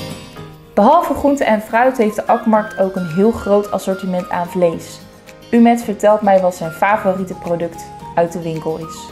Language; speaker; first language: Dutch; native; Dutch